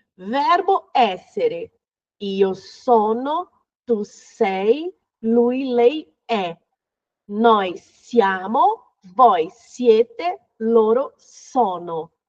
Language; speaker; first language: Italian; non-native, fluent; Portuguese